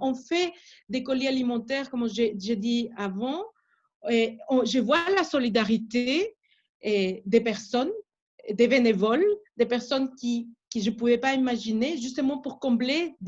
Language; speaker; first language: French; non-native, fluent; Spanish